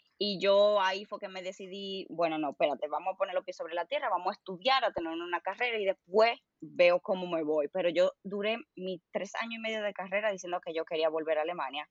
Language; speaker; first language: Spanish; native; Spanish